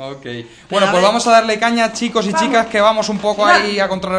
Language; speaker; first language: Spanish; native; Spanish